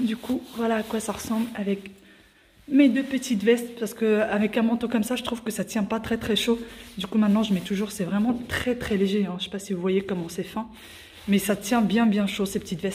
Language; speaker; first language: French; native; French